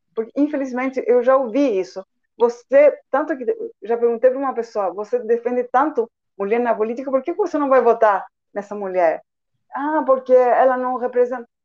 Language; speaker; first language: Portuguese; non-native, fluent; Spanish